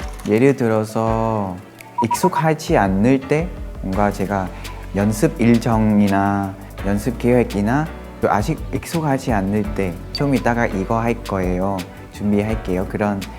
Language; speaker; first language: Korean; non-native, fluent; Vietnamese